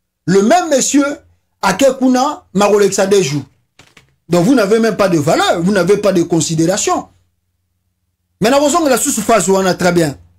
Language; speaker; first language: French; non-native, local second language; Lingala